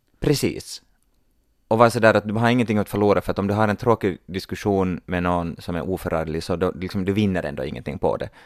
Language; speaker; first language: Swedish; native; Swedish